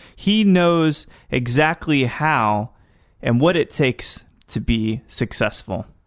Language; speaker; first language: English; native; English